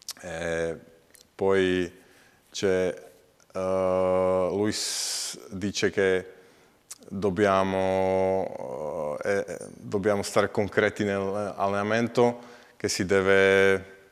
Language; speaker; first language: Italian; non-native, learner; Slovak